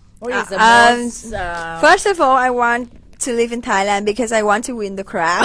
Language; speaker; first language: English; non-native, fluent; Vietnamese